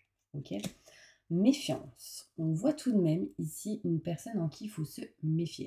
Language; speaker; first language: French; native; French